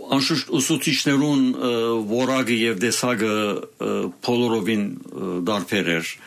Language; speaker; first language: Armenian; native; Armenian